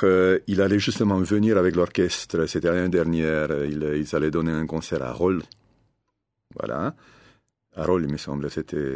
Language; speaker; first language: French; non-native, fluent; Romanian